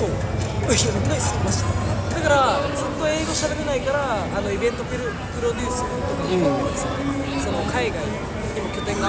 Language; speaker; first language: Japanese; native; Japanese